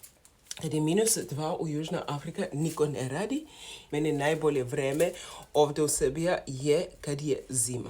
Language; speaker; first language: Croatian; non-native, learner; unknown